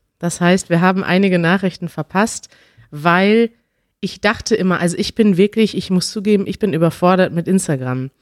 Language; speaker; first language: German; native; German